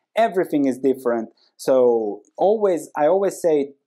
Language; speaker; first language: English; non-native, fluent; Croatian